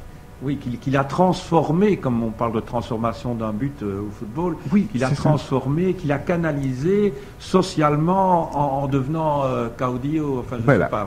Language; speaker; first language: French; native; French